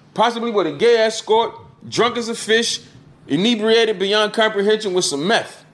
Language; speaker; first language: English; native; English